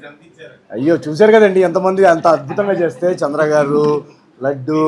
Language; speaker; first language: Telugu; native; Telugu